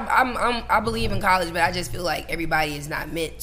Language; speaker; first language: English; native; English